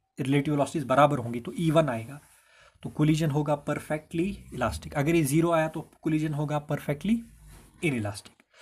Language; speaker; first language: Hindi; non-native, local second language; Kashmiri